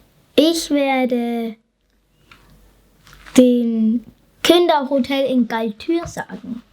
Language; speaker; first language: German; early bilingual, other home language; English